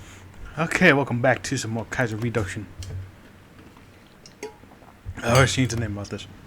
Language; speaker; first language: English; native; English